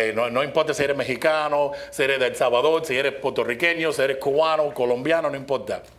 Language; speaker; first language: Spanish; early bilingual, other home language; English